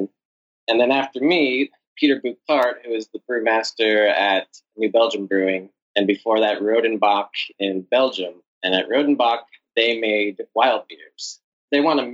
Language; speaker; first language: English; native; English